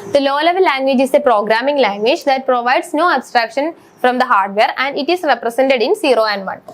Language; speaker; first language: English; non-native, local second language; Malayalam